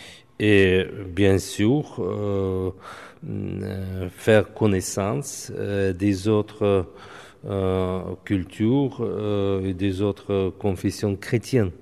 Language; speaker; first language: French; non-native, fluent; Russian